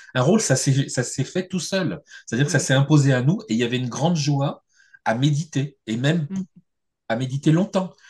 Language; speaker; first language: French; native; French